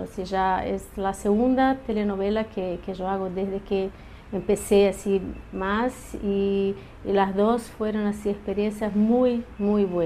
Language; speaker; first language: Spanish; early bilingual, heritage; Portuguese